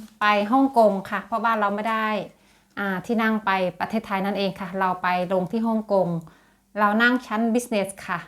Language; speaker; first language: Thai; native; Thai